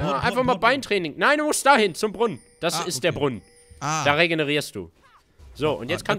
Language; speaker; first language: German; native; German